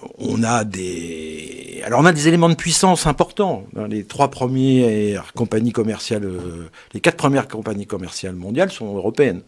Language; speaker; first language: French; native; French